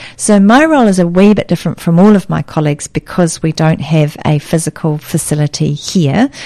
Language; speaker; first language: English; native; English